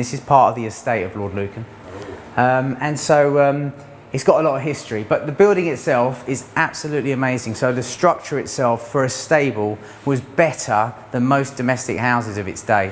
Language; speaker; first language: English; native; English